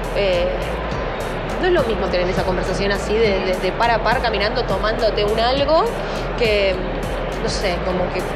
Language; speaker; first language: Spanish; native; Spanish